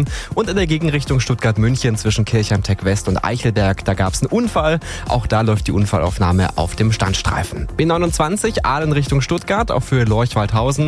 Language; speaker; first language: German; native; German